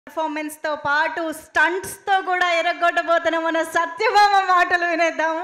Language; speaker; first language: Telugu; native; Telugu